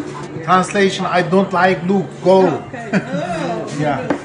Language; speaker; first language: English; non-native, learner; Uzbek